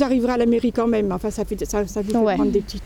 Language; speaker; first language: French; native; French